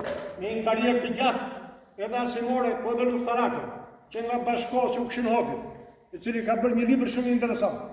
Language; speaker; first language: Albanian; native; Albanian